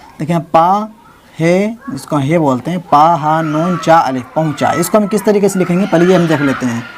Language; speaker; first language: Hindi; native; Hindi